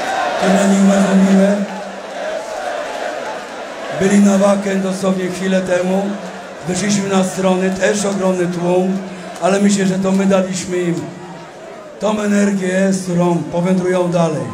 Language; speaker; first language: Polish; native; Polish